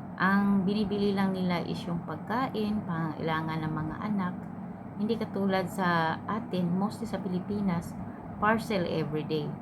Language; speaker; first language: Filipino; non-native, local second language; Cebuano